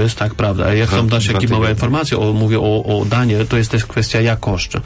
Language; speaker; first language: Polish; non-native, learner; French